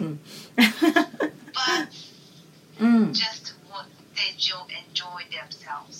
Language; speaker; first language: English; non-native, learner; Japanese